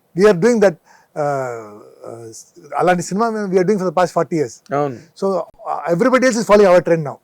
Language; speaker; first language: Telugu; non-native, local second language; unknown